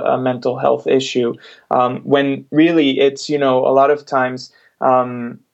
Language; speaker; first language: English; non-native, fluent; Spanish